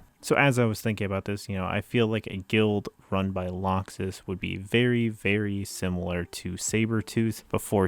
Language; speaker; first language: English; native; English